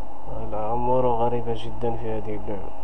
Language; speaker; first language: Arabic; native; Arabic